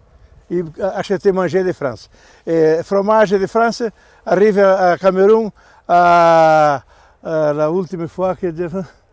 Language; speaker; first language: French; non-native, learner; Portuguese